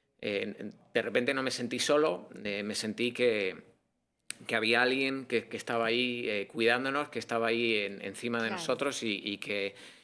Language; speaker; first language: Spanish; native; Spanish